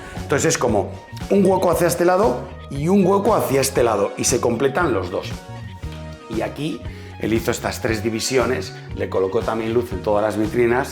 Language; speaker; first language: Spanish; native; Spanish